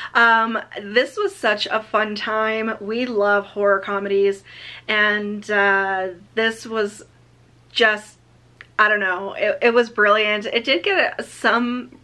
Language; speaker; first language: English; native; English